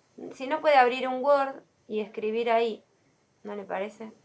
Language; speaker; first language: Spanish; native; Spanish